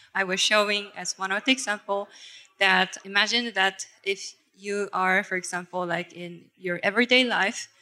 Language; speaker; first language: English; non-native, fluent; Japanese